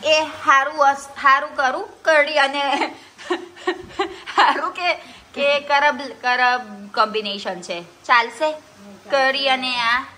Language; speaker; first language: Gujarati; non-native, learner; Filipino